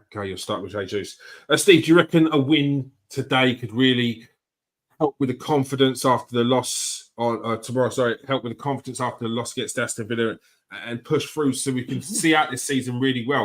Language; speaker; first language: English; native; English